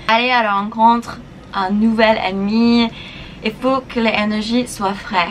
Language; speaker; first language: French; non-native, fluent; English